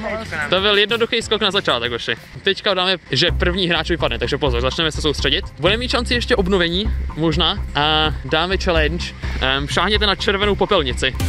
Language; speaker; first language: Czech; native; Czech